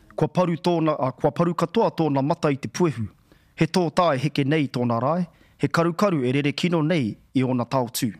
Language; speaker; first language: Māori; non-native, local second language; English